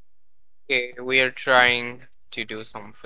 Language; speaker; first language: English; non-native, fluent; Bangla